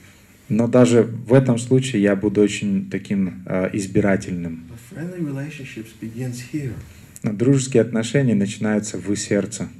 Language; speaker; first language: Russian; native; Russian